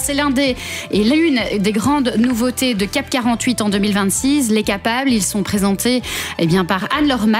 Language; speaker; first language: French; native; French